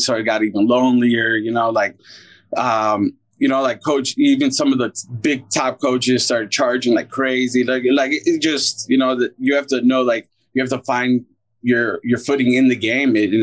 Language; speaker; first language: English; native; English